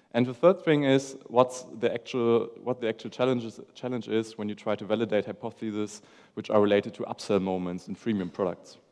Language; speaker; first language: English; non-native, fluent; German